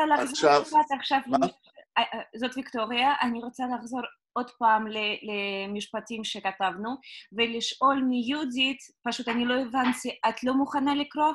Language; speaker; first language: Hebrew; non-native, fluent; Russian